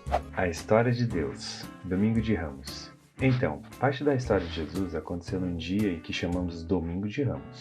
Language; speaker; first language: Portuguese; native; Portuguese